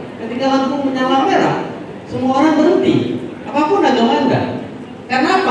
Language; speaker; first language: Indonesian; non-native, local second language; Madurese